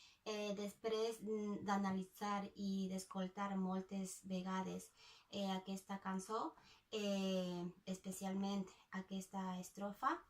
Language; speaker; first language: Catalan; non-native, local second language; Spanish